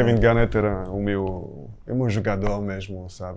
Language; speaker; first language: Portuguese; non-native, fluent; French